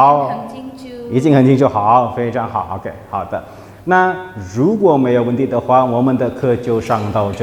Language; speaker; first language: Chinese; non-native, fluent; Indonesian